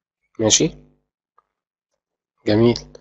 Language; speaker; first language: Arabic; native; Arabic